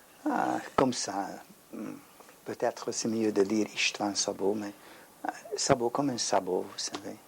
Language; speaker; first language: French; non-native, learner; Hungarian